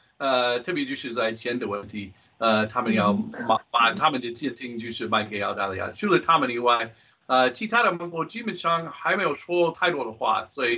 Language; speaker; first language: Chinese; non-native, fluent; English